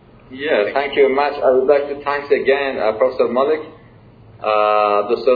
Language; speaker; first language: English; non-native, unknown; Persian